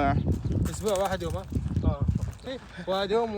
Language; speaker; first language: Arabic; non-native, learner; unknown